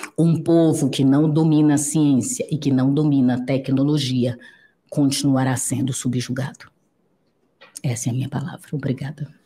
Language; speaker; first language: Portuguese; native; Portuguese